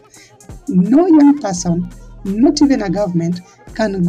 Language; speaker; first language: English; non-native, local second language; Luo (Kenya and Tanzania)